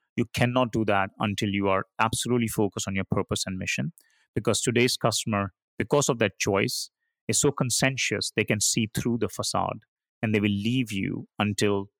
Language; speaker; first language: English; non-native, local second language; Hindi